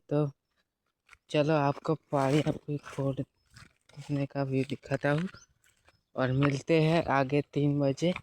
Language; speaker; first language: Hindi; non-native, local second language; Gujarati